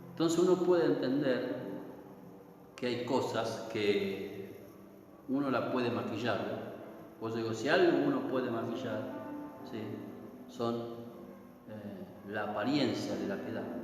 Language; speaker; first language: Spanish; native; Spanish